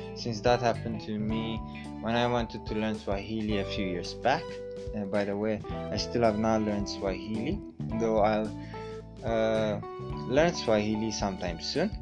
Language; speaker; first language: English; non-native, fluent; Amharic